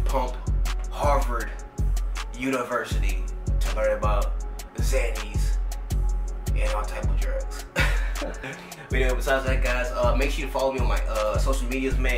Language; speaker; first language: English; native; English